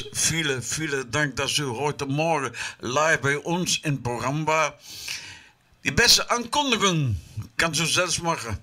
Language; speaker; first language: German; non-native, learner; Dutch